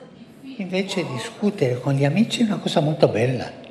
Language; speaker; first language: Italian; non-native, fluent; Spanish